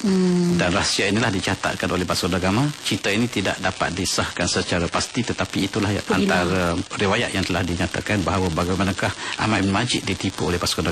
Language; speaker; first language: Malay; native; Malay